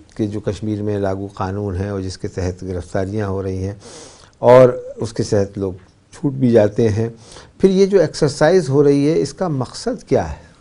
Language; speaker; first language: Hindi; native; Hindi